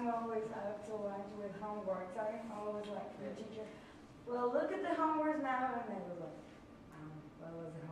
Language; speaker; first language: English; non-native, learner; Spanish